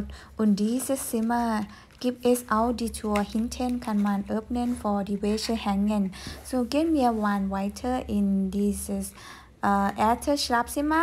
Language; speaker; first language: German; non-native, fluent; Thai